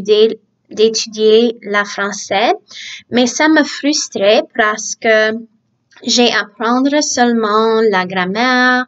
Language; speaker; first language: French; early bilingual, other home language; Czech